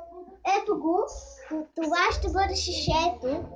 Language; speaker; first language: Bulgarian; native; Bulgarian